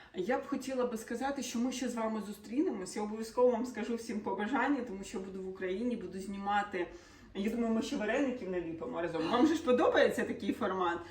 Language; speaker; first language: Ukrainian; non-native, local second language; Russian